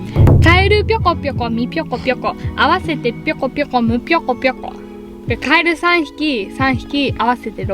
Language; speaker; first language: Japanese; early bilingual, other home language; English